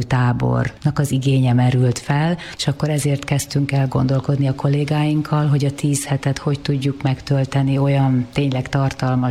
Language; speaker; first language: Hungarian; native; Hungarian